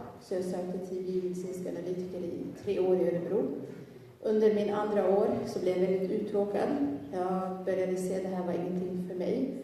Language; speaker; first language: Swedish; early bilingual, other home language; Somali